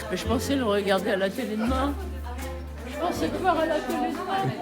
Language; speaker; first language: French; native; French